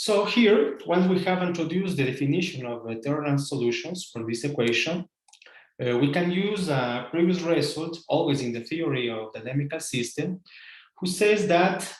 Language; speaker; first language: English; non-native, fluent; Spanish